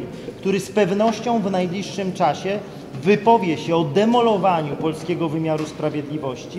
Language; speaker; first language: Polish; native; Polish